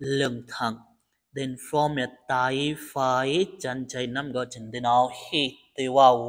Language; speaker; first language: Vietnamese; non-native, learner; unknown